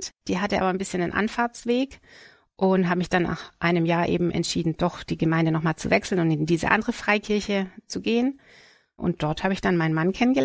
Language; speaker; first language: German; native; German